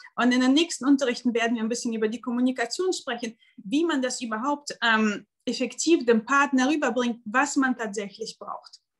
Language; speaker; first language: German; non-native, fluent; Russian